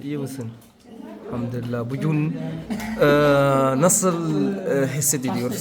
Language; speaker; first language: Turkish; non-native, learner; Arabic